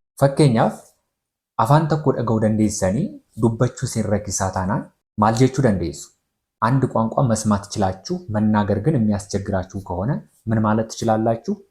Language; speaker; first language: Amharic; non-native, local second language; Oromo